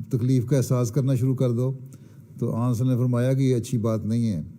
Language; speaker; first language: Urdu; native; Urdu